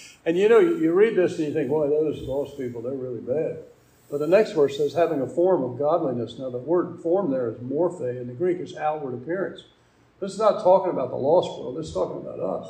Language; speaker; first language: English; native; English